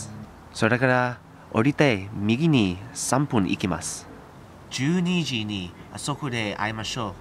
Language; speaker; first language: Japanese; non-native, learner; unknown